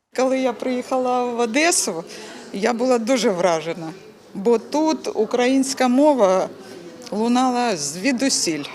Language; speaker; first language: Ukrainian; non-native, learner; Crimean Tatar